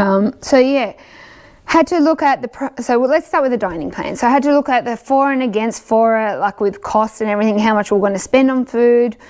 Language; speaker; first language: English; native; English